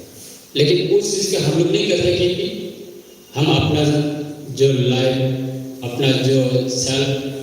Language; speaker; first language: Hindi; non-native, local second language; Kok Borok